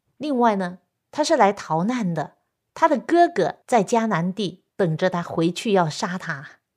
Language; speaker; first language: Chinese; non-native, local second language; Cantonese